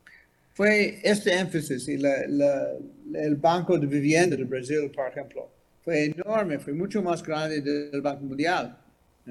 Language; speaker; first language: Spanish; non-native, fluent; English